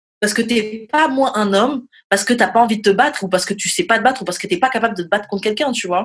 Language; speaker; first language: French; native; French